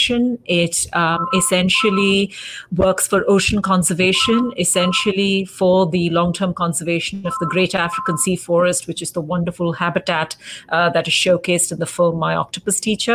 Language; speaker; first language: English; native; English